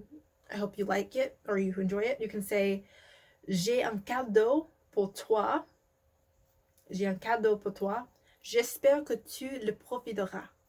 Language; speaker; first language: French; non-native, learner; English